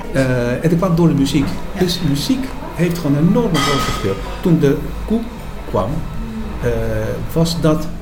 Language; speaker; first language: Dutch; non-native, fluent; Spanish